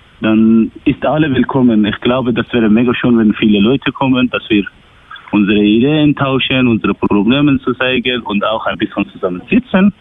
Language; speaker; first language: German; non-native, learner; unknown